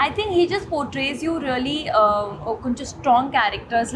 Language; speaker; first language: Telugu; non-native, local second language; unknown